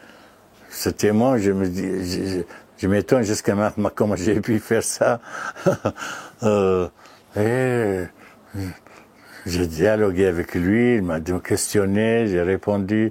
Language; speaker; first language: French; non-native, fluent; Arabic